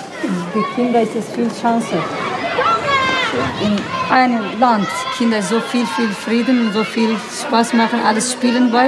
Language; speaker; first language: Dutch; non-native, learner; Kurdish